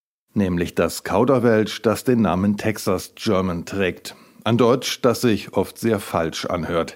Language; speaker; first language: German; native; German